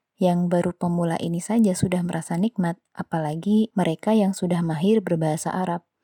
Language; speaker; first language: Indonesian; non-native, local second language; Javanese